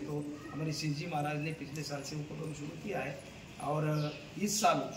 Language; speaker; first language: Hindi; non-native, local second language; Marathi